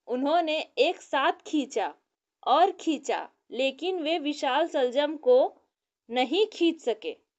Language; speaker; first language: Hindi; native; Hindi